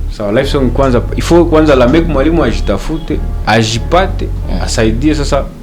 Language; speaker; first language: Swahili; native; Swahili